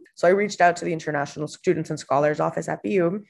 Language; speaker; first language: English; non-native, fluent; Spanish